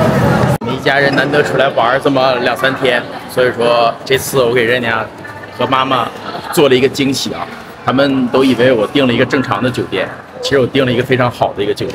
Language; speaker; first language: Chinese; native; Chinese